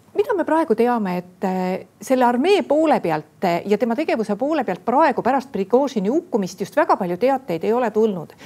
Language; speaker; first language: Estonian; native; Estonian